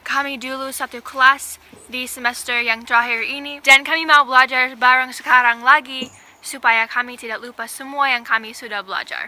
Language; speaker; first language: Indonesian; non-native, fluent; English